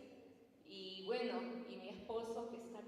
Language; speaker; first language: Spanish; native; Spanish